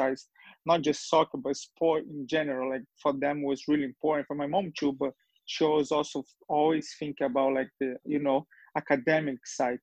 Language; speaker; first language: English; non-native, fluent; Portuguese